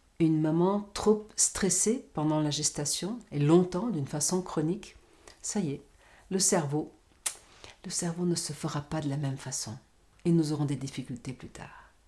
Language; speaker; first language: French; non-native, fluent; Portuguese